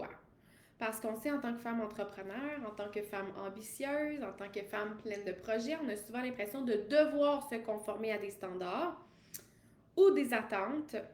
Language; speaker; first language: French; native; French